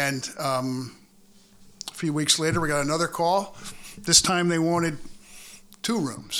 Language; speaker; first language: English; native; English